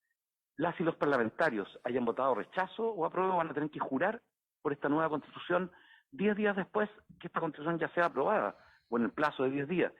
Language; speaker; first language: Spanish; native; Spanish